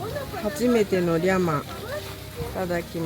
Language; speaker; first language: Japanese; native; Japanese